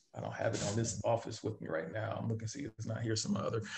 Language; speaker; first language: English; native; English